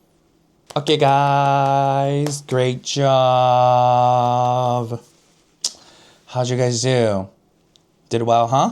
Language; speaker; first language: English; non-native, fluent; Japanese